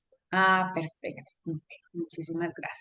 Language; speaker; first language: Spanish; native; Spanish